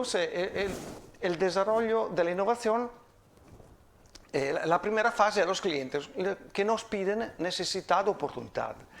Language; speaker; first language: Spanish; non-native, fluent; Italian